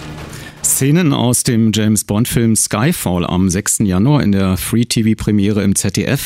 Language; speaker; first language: German; native; German